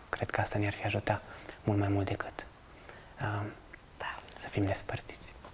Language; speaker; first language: Romanian; early bilingual, other home language; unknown